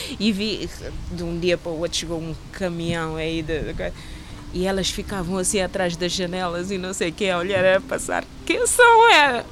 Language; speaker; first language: Portuguese; non-native, local second language; Kabuverdianu